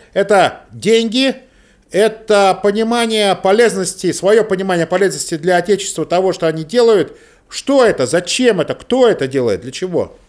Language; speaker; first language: Russian; native; Russian